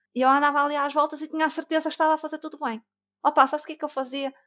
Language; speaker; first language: Portuguese; native; Portuguese